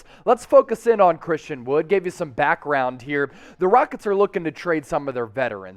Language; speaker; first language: English; native; English